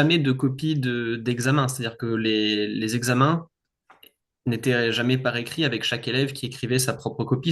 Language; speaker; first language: French; native; French